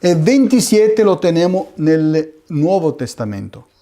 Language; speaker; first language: Spanish; non-native, fluent; Italian